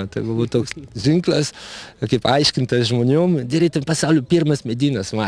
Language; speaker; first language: Lithuanian; non-native, learner; French